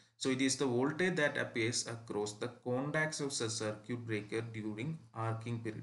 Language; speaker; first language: English; non-native, local second language; Malayalam